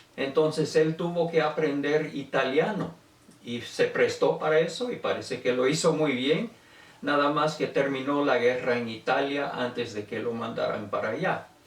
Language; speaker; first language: Spanish; native; Spanish